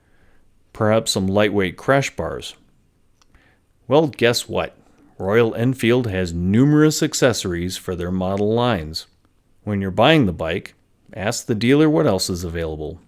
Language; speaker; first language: English; native; English